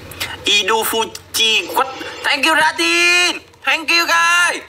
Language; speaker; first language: English; non-native, learner; Vietnamese